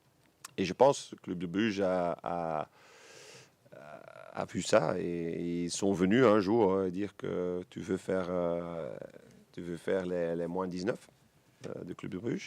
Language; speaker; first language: French; non-native, local second language; Dutch